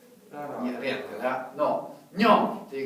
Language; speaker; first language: Russian; non-native, fluent; English